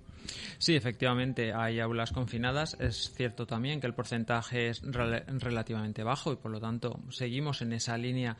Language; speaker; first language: Spanish; native; Spanish